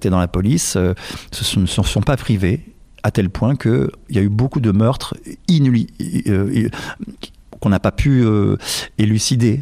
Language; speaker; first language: French; native; French